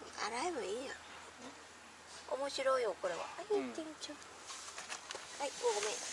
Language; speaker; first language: Japanese; non-native, learner; Vietnamese